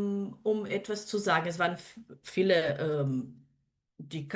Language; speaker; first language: German; non-native, fluent; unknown